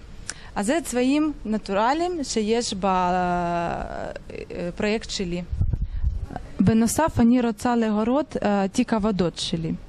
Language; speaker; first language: Hebrew; non-native, learner; Russian